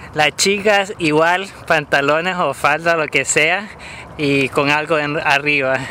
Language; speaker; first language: Spanish; native; Spanish